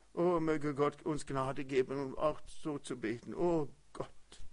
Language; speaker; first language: German; early bilingual, heritage; German